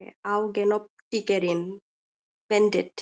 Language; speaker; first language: German; non-native, learner; Bangla